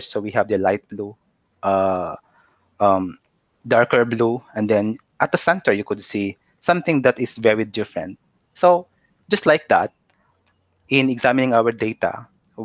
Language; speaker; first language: English; non-native, local second language; Cebuano